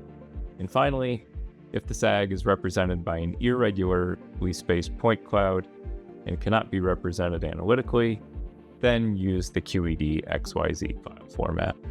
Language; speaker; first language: English; native; English